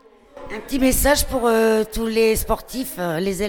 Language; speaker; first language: French; native; French